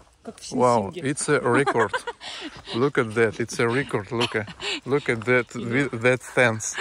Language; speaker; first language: English; non-native, learner; Russian